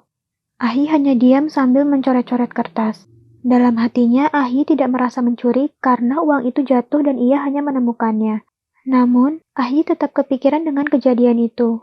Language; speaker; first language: Indonesian; native; Indonesian